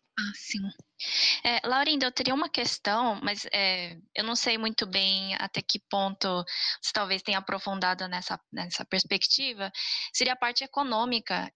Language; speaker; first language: Portuguese; native; Portuguese